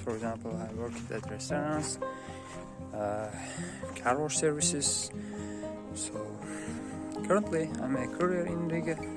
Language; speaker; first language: English; non-native, learner; Uzbek